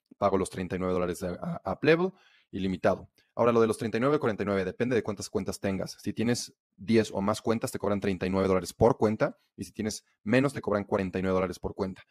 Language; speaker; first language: Spanish; native; Spanish